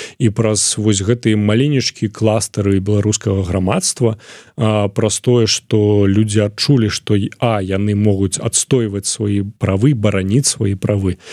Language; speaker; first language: Belarusian; non-native, local second language; Russian